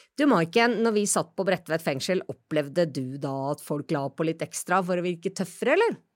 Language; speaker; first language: Norwegian; early bilingual, other home language; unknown